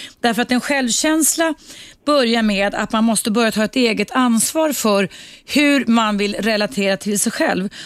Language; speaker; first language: Swedish; native; Swedish